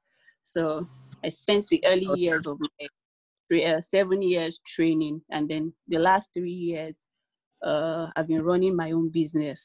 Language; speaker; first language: English; non-native, local second language; Yoruba